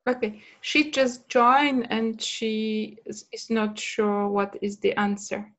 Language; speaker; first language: English; non-native, fluent; Polish